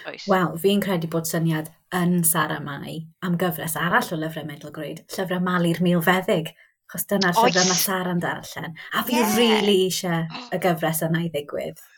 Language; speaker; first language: Welsh; native; Welsh